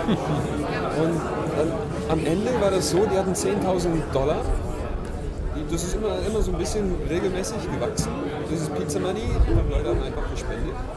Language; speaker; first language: German; non-native, fluent; English